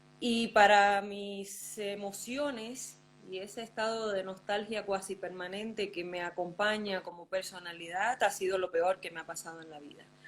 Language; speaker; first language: Spanish; native; Spanish